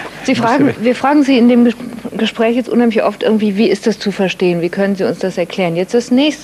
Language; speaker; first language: German; native; German